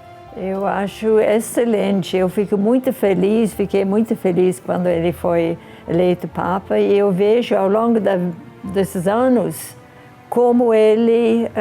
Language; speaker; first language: Portuguese; non-native, fluent; English